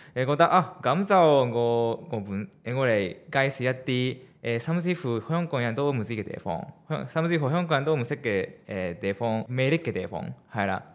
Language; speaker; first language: Cantonese; non-native, fluent; Japanese